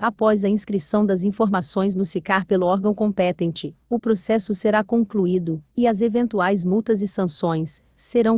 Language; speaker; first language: Portuguese; native; Portuguese